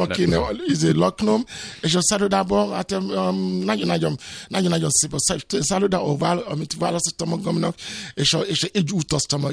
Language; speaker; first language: Hungarian; non-native, learner; Yoruba